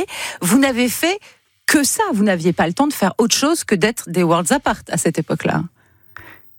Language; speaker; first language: French; native; French